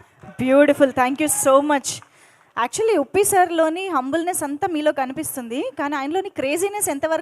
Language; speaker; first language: Telugu; native; Telugu